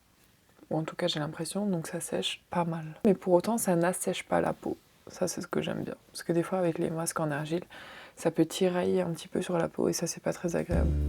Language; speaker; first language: French; native; French